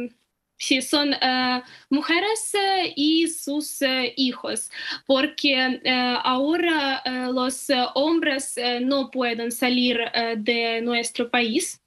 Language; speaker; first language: Spanish; non-native, fluent; Ukrainian